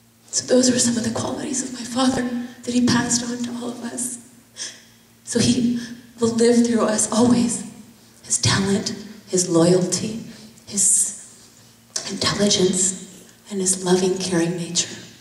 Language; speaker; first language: English; early bilingual, other home language; Persian